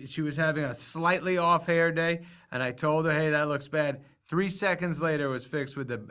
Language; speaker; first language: English; native; English